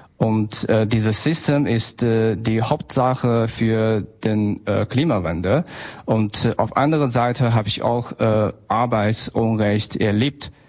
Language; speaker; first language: German; non-native, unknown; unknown